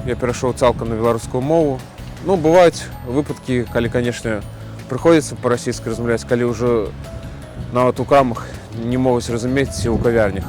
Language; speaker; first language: Belarusian; non-native, local second language; Russian